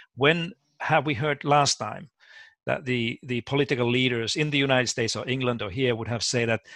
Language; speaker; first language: English; non-native, fluent; Finnish